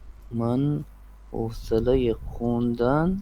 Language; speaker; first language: Persian; non-native, learner; Urdu